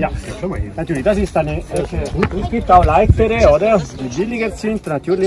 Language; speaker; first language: German; non-native, fluent; Italian